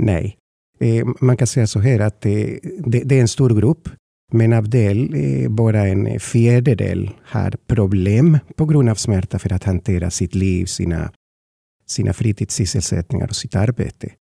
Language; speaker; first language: Swedish; non-native, fluent; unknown